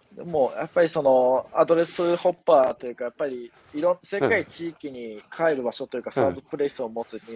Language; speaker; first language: Japanese; native; Japanese